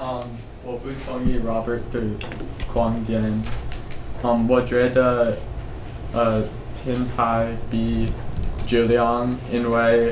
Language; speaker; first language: Chinese; non-native, learner; English